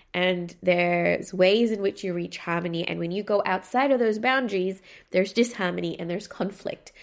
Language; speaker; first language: English; native; English